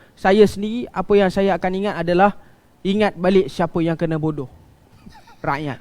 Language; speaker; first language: Malay; non-native, local second language; Tamil